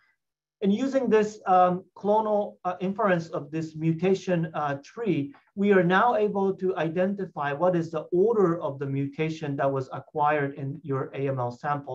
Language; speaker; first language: English; non-native, fluent; Japanese